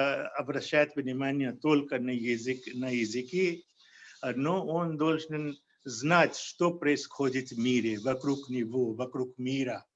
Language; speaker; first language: Russian; non-native, fluent; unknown